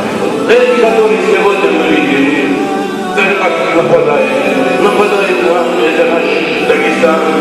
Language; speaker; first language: Russian; non-native, local second language; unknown